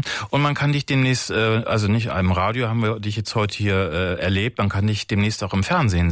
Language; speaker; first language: German; native; German